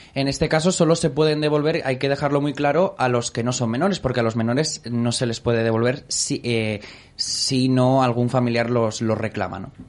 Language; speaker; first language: Spanish; non-native, local second language; Catalan